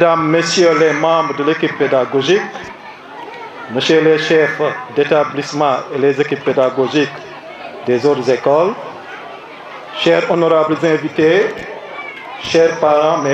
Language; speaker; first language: French; non-native, local second language; Serer